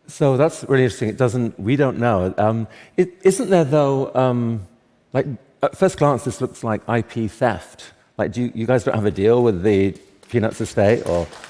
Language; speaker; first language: English; native; English